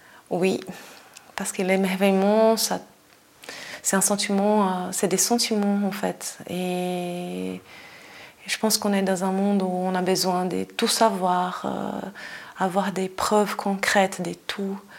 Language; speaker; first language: French; non-native, fluent; Portuguese